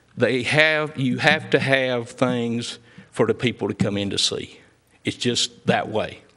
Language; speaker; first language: English; native; English